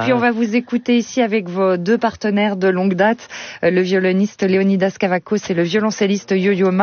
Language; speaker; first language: French; native; French